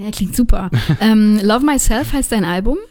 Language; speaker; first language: German; native; German